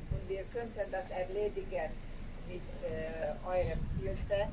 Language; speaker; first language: German; non-native, learner; Hungarian